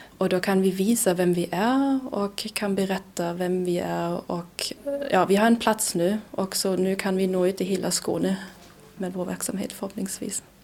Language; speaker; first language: Swedish; non-native, fluent; German